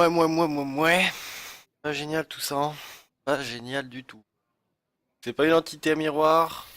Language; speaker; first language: French; native; French